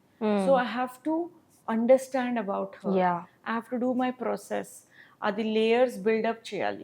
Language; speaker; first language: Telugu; non-native, local second language; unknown